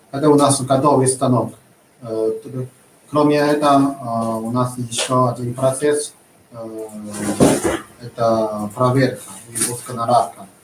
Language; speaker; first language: Russian; non-native, learner; Chinese